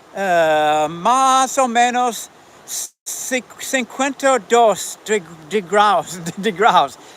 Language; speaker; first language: Spanish; non-native, learner; English